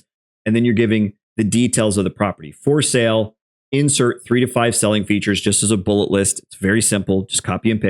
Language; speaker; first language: English; native; English